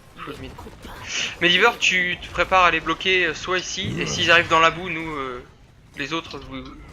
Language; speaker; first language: French; native; French